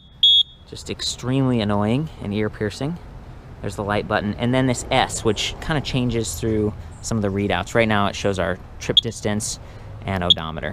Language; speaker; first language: English; native; English